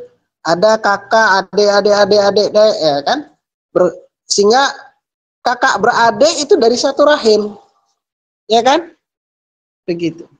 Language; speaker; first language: Indonesian; native; Indonesian